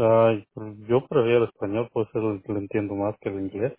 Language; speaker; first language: Spanish; native; Spanish